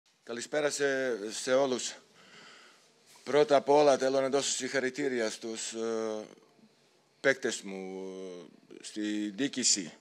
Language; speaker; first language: Greek; non-native, fluent; Serbian